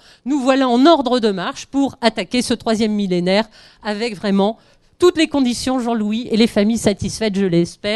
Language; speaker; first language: French; native; French